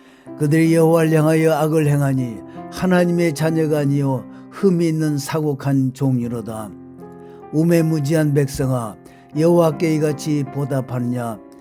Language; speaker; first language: Korean; native; Korean